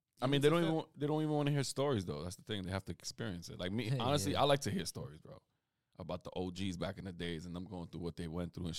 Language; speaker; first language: English; native; English